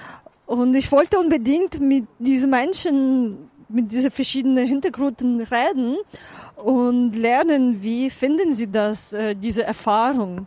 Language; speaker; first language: German; non-native, fluent; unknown